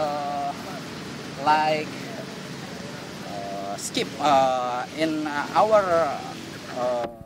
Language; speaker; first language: English; non-native, learner; Indonesian